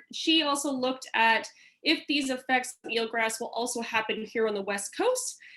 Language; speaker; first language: English; native; English